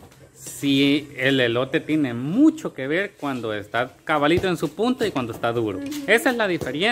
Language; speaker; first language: Spanish; native; Spanish